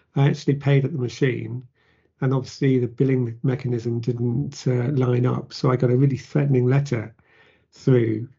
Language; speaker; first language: English; native; English